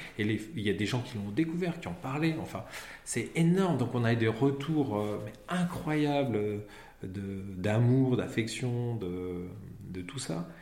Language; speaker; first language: French; native; French